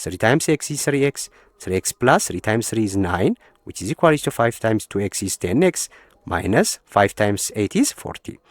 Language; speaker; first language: English; non-native, local second language; Amharic